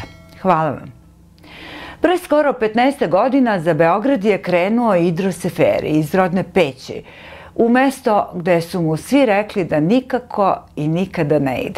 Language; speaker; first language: Serbian; native; Serbian